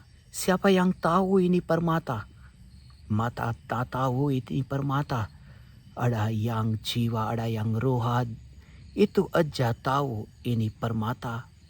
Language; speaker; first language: Indonesian; non-native, fluent; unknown